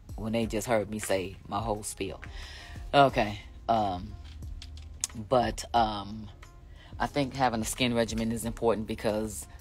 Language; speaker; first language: English; native; English